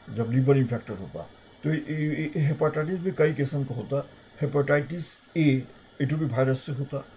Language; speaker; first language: Hindi; native; Hindi